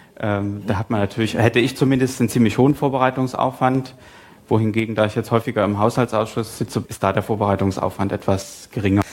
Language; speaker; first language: German; native; German